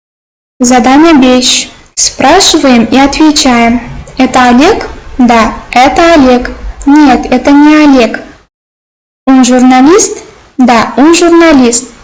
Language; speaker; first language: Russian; non-native, local second language; Uzbek